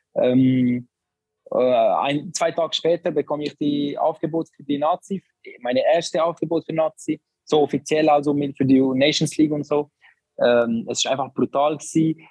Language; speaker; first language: German; non-native, learner; Albanian